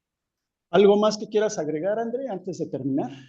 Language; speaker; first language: Spanish; native; Spanish